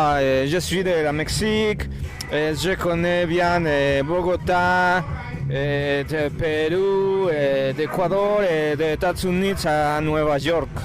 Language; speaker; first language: French; non-native, learner; Spanish